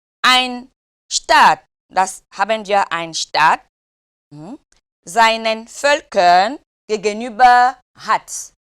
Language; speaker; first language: German; non-native, fluent; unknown